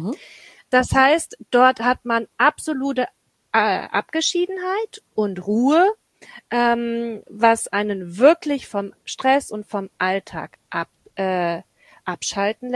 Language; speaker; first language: German; native; German